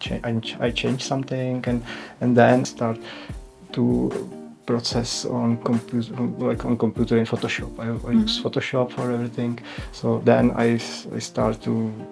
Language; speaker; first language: English; non-native, learner; Czech